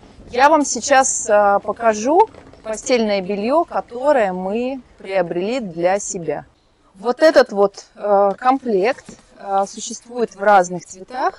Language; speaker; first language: Russian; native; Russian